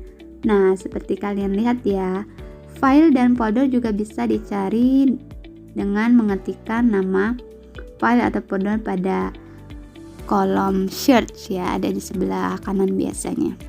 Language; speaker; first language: Indonesian; native; Indonesian